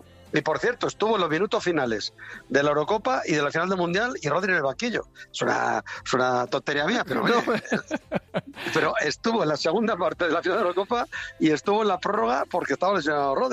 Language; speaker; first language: Spanish; native; Spanish